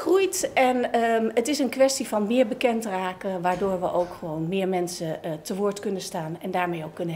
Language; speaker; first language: Dutch; native; Dutch